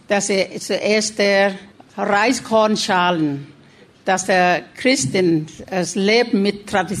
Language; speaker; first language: German; non-native, learner; Thai